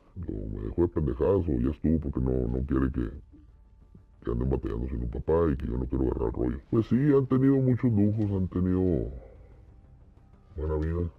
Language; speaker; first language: Spanish; native; Spanish